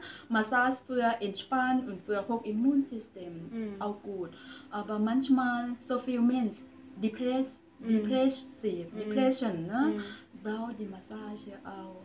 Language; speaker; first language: German; non-native, learner; Thai